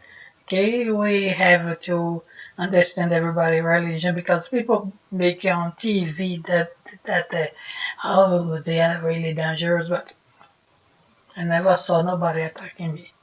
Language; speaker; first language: English; non-native, fluent; Portuguese